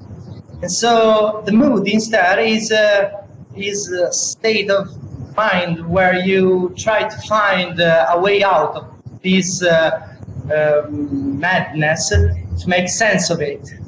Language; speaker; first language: English; non-native, fluent; Italian